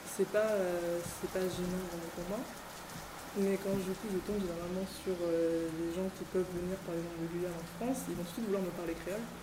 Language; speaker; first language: French; native; French